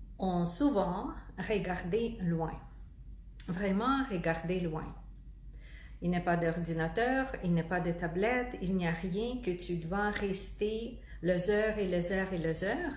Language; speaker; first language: French; non-native, fluent; Russian